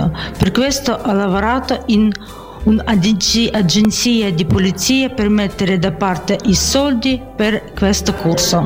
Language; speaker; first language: Italian; non-native, learner; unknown